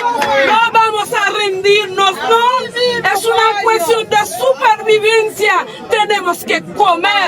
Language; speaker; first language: Spanish; non-native, fluent; Haitian Creole